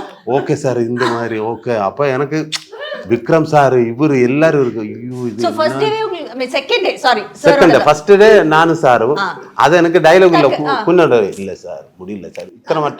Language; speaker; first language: Tamil; non-native, learner; Malayalam